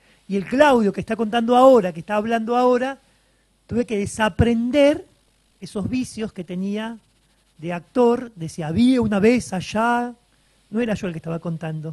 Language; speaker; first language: Spanish; native; Spanish